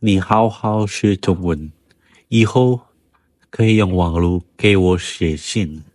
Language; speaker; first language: Chinese; non-native, learner; Indonesian